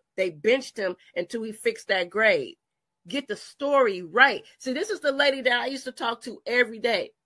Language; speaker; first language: English; native; English